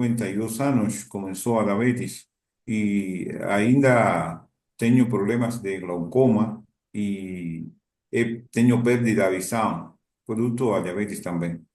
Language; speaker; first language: Portuguese; non-native, learner; Spanish